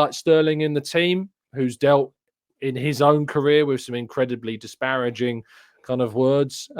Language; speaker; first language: English; native; English